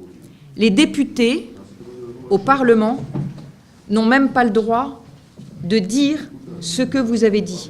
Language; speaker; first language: French; native; French